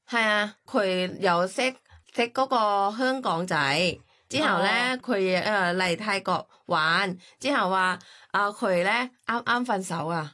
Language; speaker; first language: Cantonese; non-native, learner; Thai